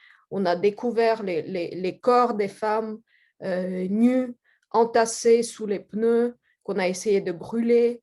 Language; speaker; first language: French; non-native, fluent; Russian